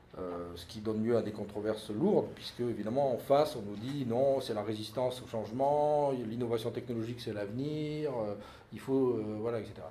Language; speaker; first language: French; native; French